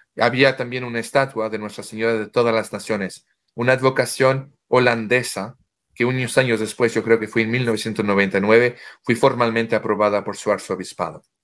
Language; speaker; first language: Spanish; non-native, fluent; French